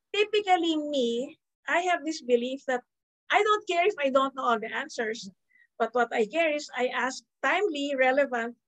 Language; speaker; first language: English; non-native, local second language; Filipino